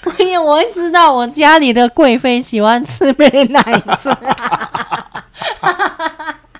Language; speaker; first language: Chinese; native; Chinese